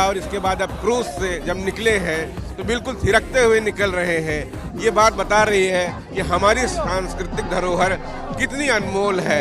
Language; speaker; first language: Hindi; native; Hindi